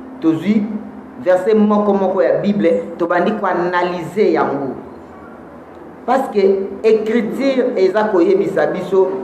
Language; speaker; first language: Lingala; native; Lingala